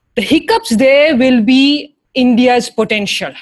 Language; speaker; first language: English; non-native, local second language; Hindi